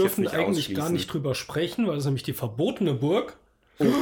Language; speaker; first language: German; native; German